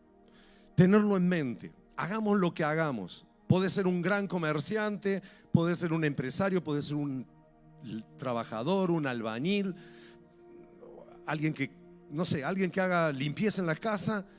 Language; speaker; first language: Spanish; native; Spanish